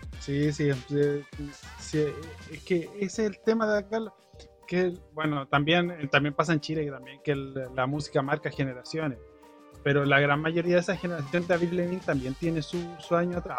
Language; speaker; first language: Spanish; native; Spanish